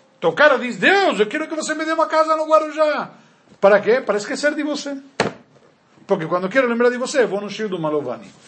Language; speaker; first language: Portuguese; non-native, fluent; Spanish